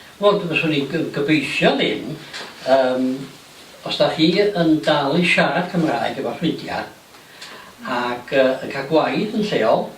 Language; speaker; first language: Welsh; native; Welsh